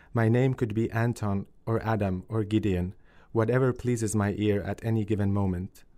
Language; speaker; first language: English; early bilingual, other home language; Finnish